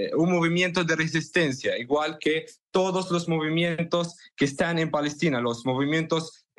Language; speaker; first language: Spanish; non-native, fluent; Arabic